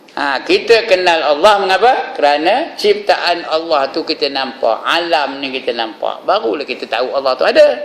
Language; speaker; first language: Malay; native; Malay